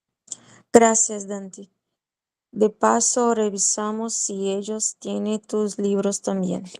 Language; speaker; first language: Spanish; non-native, learner; Portuguese